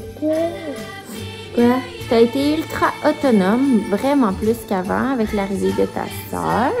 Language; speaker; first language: French; native; French